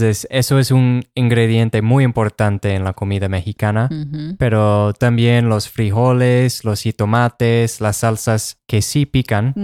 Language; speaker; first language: Spanish; non-native, fluent; English